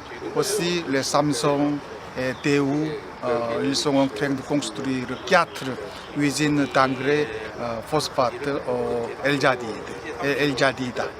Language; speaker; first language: French; non-native, learner; Korean